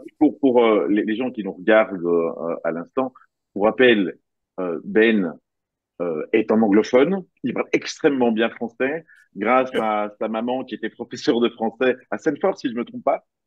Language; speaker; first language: French; native; French